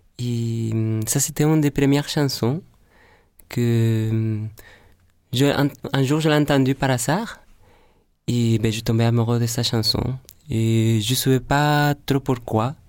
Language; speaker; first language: French; non-native, fluent; Spanish